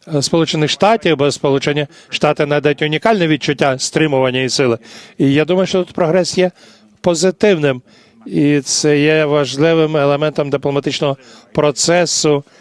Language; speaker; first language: Ukrainian; non-native, fluent; English